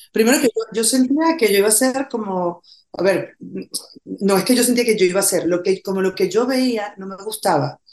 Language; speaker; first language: Spanish; native; Spanish